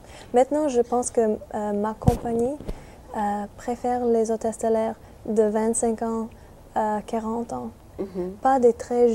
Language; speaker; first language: French; non-native, fluent; English